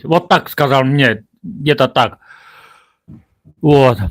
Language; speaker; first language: Russian; non-native, local second language; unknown